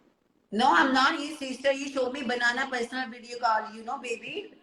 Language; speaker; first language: English; non-native, learner; Hindi